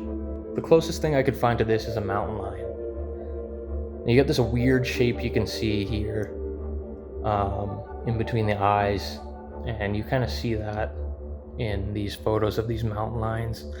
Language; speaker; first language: English; native; English